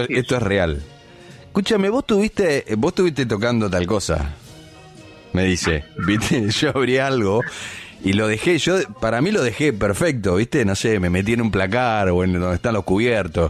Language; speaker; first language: Spanish; native; Spanish